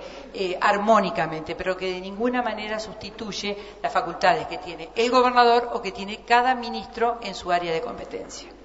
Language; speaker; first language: Spanish; native; Spanish